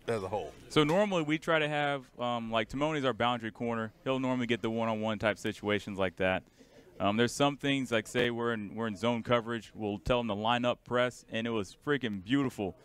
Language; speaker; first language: English; native; English